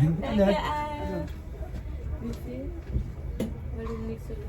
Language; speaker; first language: German; non-native, learner; Thai